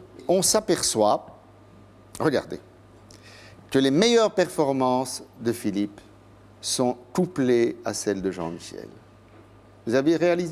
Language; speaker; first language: French; native; French